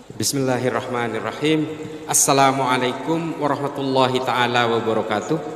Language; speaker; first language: Indonesian; non-native, local second language; Madurese